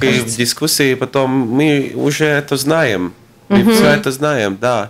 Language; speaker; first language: Russian; non-native, local second language; Latvian